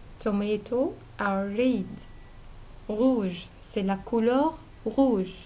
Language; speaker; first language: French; non-native, fluent; Arabic